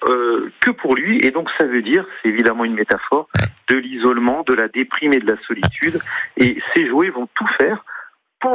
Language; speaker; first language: French; native; French